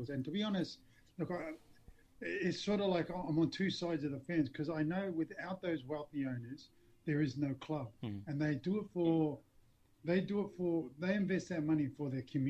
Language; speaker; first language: English; native; English